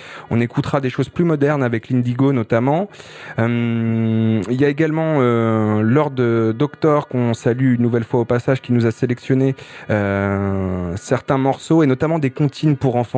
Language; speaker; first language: French; native; French